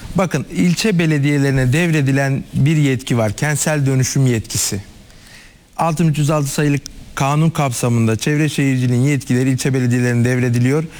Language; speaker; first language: Turkish; native; Turkish